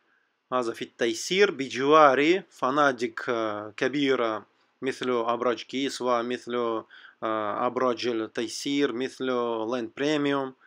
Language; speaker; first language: Arabic; non-native, fluent; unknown